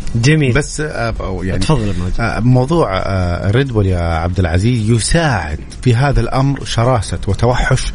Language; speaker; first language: Arabic; native; Arabic